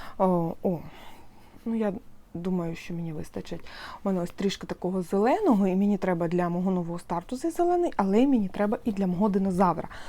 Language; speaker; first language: Ukrainian; non-native, local second language; Russian